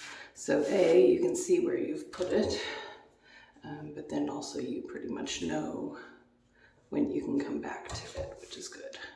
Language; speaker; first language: English; native; English